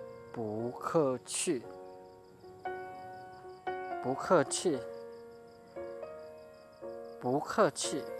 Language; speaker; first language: Chinese; non-native, fluent; Hmong